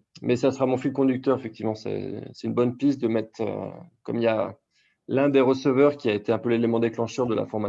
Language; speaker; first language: French; native; French